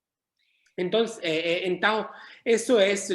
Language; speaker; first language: Portuguese; non-native, learner; Italian